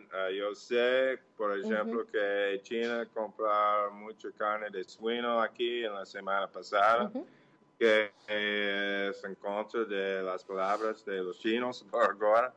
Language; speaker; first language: Portuguese; non-native, learner; English